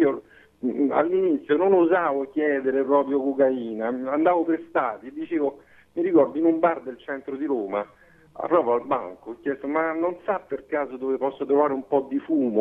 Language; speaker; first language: Italian; native; Italian